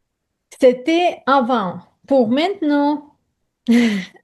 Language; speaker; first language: French; non-native, learner; Ukrainian